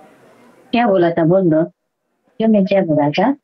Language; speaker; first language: Hindi; non-native, local second language; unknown